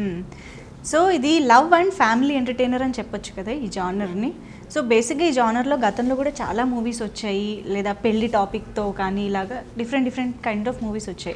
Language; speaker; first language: Telugu; native; Telugu